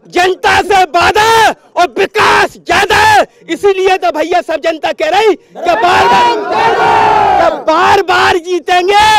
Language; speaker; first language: Hindi; native; Hindi